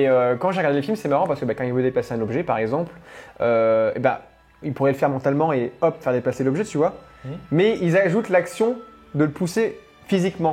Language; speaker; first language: French; native; French